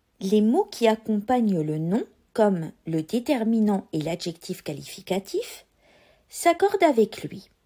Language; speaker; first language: French; native; French